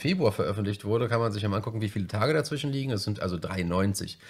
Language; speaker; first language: German; native; German